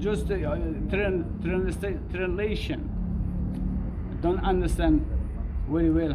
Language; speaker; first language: English; non-native, learner; Persian